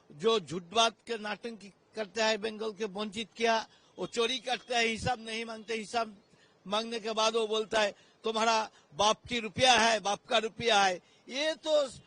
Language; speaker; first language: Hindi; non-native, local second language; Bangla